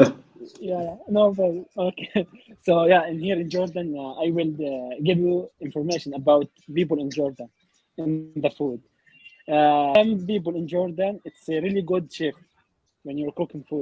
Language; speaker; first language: English; non-native, learner; Arabic